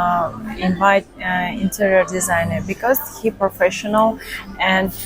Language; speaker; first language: English; non-native, learner; Russian